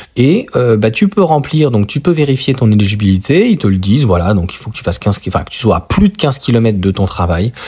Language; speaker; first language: French; native; French